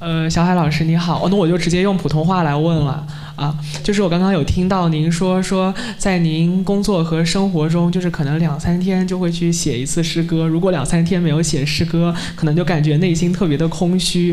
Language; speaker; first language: Chinese; native; Chinese